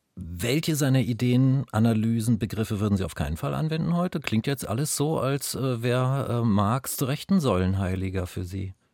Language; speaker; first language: German; native; German